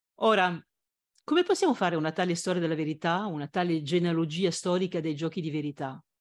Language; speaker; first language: Italian; non-native, fluent; French